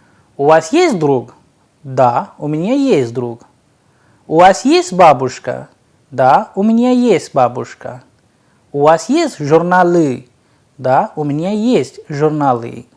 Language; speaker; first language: Russian; non-native, fluent; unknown